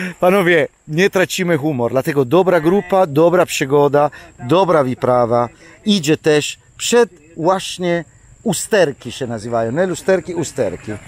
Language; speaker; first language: Polish; non-native, learner; Italian